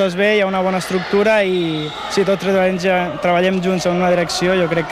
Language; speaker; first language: Catalan; native; Catalan